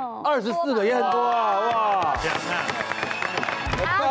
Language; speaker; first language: Chinese; native; Chinese